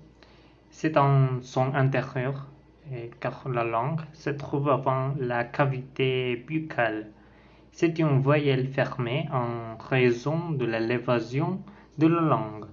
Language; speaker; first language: French; non-native, learner; Spanish